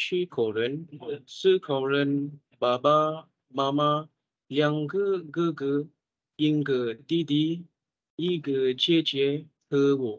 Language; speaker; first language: Chinese; non-native, learner; Malay